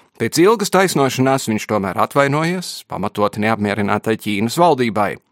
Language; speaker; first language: Latvian; early bilingual, heritage; Latvian